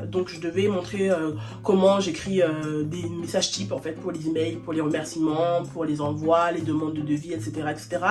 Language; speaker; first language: French; native; French